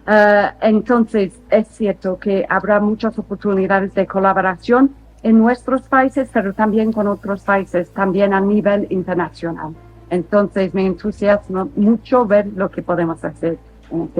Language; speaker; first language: Spanish; non-native, fluent; English